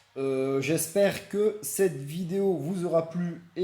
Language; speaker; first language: French; native; French